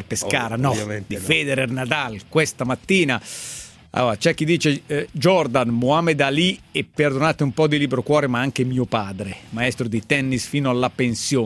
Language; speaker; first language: Italian; native; Italian